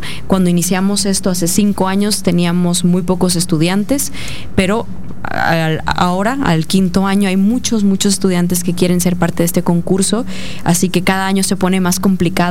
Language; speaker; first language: Spanish; native; Spanish